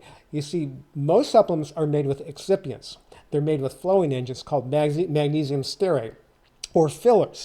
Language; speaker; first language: English; native; English